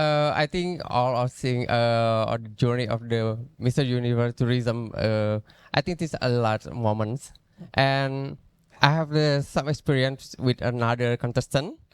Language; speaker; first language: English; non-native, learner; Indonesian